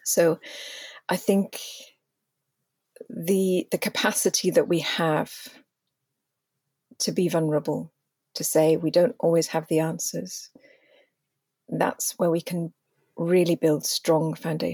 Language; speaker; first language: English; native; English